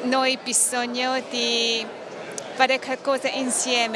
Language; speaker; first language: Italian; non-native, learner; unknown